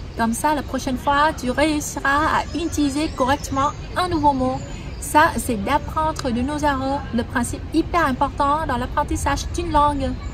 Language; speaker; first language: French; non-native, fluent; Vietnamese